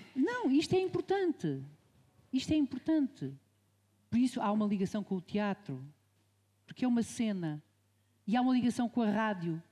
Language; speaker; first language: Portuguese; native; Portuguese